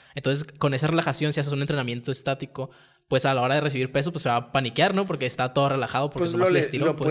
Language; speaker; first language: Spanish; native; Spanish